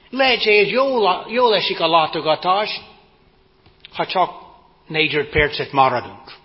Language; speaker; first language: Hungarian; non-native, fluent; English